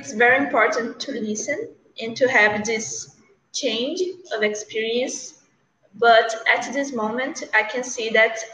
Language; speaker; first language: English; non-native, learner; Portuguese